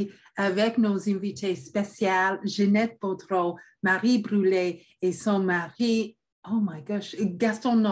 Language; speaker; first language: French; non-native, fluent; English